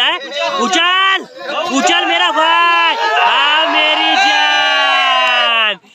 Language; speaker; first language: Hindi; non-native, local second language; Marathi